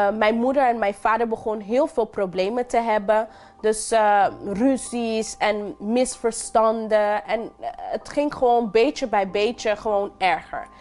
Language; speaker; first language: Dutch; non-native, local second language; English